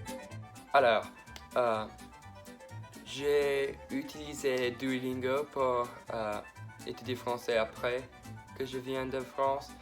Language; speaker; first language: French; non-native, learner; English